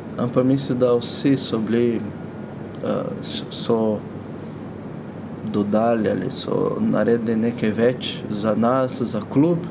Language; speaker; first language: Slovenian; non-native, fluent; Portuguese